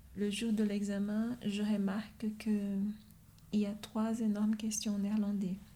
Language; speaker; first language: French; non-native, fluent; Portuguese